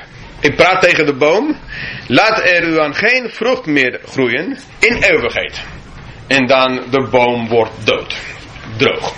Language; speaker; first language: Dutch; non-native, fluent; English